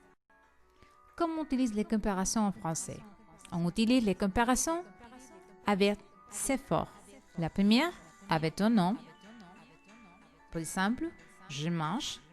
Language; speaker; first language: French; non-native, learner; Spanish